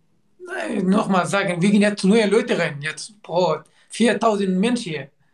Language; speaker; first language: German; non-native, learner; Turkish